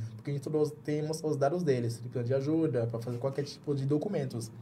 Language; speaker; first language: Portuguese; non-native, fluent; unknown